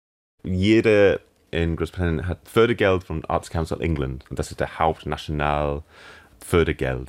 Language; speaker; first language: German; non-native, fluent; English